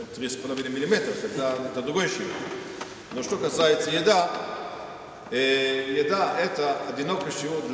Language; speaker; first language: Russian; non-native, fluent; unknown